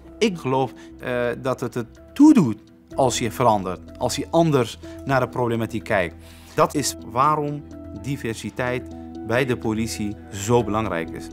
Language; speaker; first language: Dutch; non-native, fluent; Central Kurdish